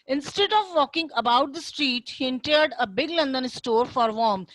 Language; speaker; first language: English; non-native, local second language; Hindi